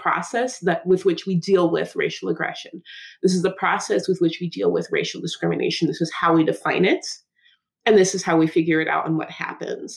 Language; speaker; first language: English; native; English